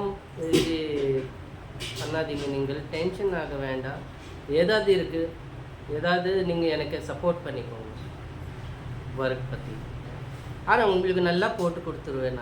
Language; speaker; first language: Tamil; non-native, local second language; Urdu